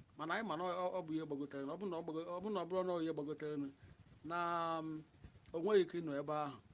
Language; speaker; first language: Igbo; native; Igbo